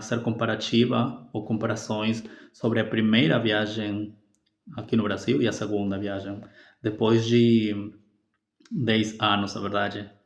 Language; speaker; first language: Portuguese; non-native, fluent; Spanish